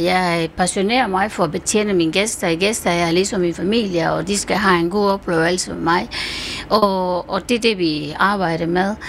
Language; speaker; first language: Danish; non-native, fluent; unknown